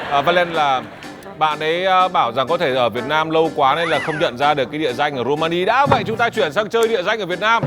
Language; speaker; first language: Vietnamese; native; Vietnamese